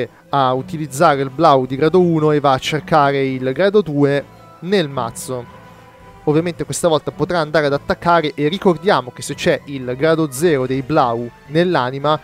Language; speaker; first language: Italian; native; Italian